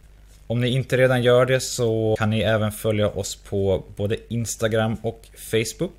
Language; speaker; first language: Swedish; native; Swedish